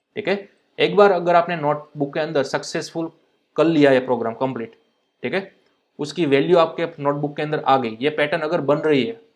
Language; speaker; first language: Hindi; non-native, local second language; Gujarati